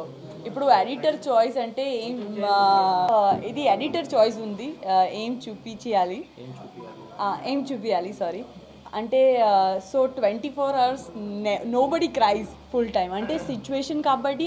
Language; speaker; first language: Telugu; non-native, learner; Gujarati